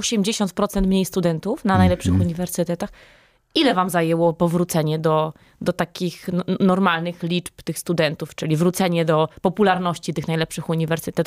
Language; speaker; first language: Polish; native; Polish